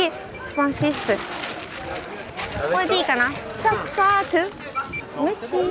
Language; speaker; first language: French; non-native, learner; Japanese